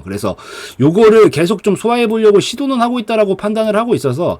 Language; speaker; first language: Korean; native; Korean